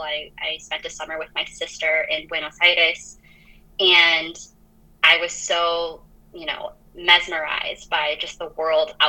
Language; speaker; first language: English; native; English